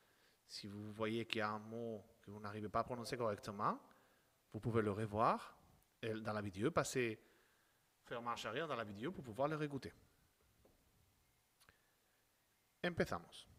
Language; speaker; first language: French; non-native, fluent; Spanish